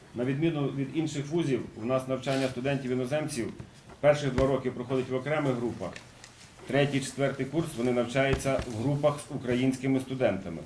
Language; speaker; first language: Ukrainian; native; Ukrainian